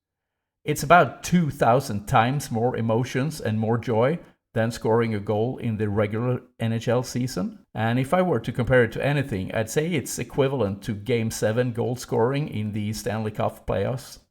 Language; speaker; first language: English; non-native, fluent; Swedish